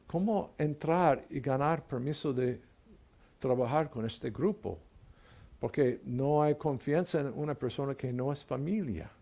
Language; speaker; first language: Spanish; non-native, learner; English